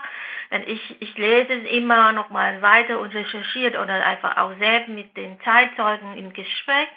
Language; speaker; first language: German; non-native, fluent; Vietnamese